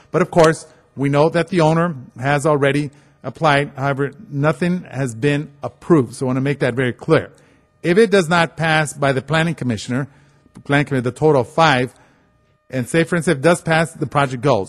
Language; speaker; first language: English; early bilingual, other home language; Spanish